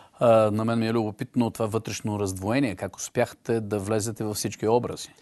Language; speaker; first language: Bulgarian; native; Bulgarian